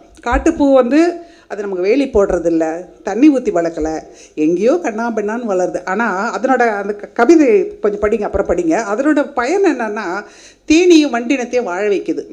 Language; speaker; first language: Tamil; native; Tamil